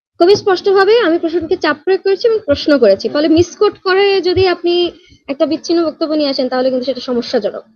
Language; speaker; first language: Bangla; native; Bangla